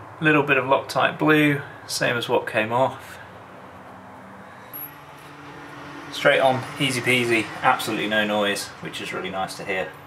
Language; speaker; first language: English; native; English